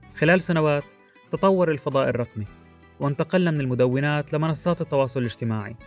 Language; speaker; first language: Arabic; non-native, local second language; Kurdish